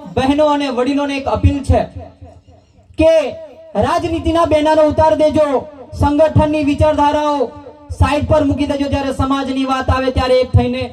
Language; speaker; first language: Gujarati; non-native, local second language; Rathawi